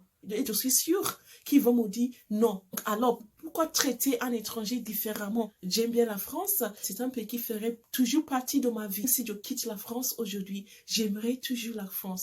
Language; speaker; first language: French; non-native, fluent; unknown